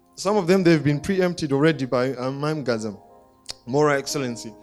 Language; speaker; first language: English; non-native, local second language; Shona